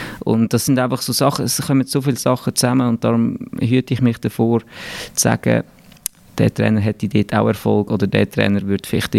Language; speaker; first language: German; native; German